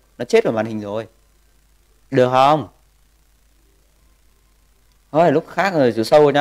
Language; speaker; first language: Vietnamese; native; Vietnamese